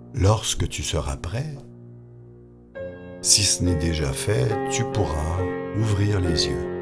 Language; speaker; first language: French; native; French